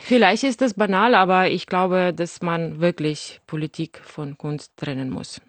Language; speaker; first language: German; non-native, fluent; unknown